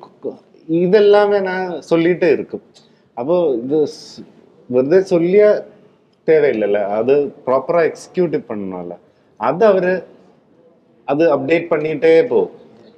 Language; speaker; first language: Tamil; non-native, learner; Malayalam